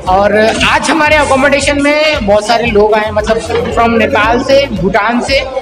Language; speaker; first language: Hindi; native; Hindi